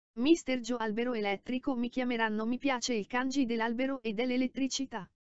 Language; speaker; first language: Italian; native; Italian